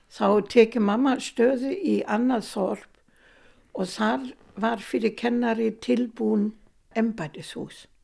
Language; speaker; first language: Icelandic; non-native, fluent; German